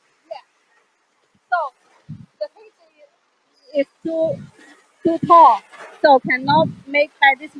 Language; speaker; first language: English; non-native, fluent; Chinese